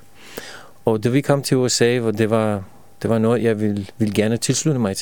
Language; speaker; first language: Danish; non-native, fluent; Russian